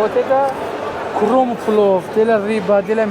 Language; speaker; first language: Russian; non-native, local second language; Uzbek